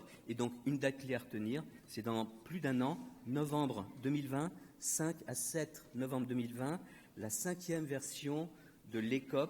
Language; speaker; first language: French; native; French